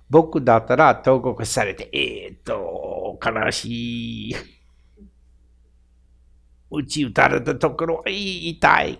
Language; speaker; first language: Japanese; non-native, fluent; English